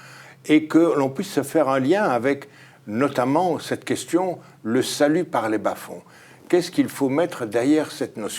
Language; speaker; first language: French; native; French